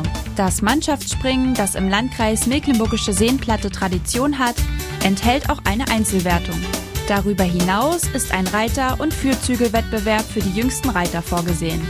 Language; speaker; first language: German; native; German